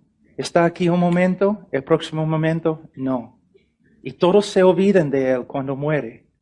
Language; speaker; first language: Spanish; non-native, fluent; English